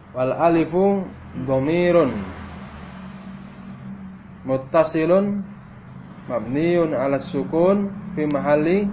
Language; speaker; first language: Arabic; non-native, fluent; Indonesian